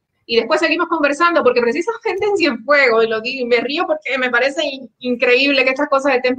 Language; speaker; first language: Spanish; native; Spanish